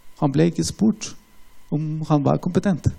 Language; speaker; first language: Norwegian; non-native, fluent; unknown